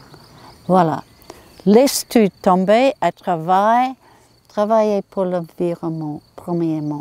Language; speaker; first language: French; non-native, learner; English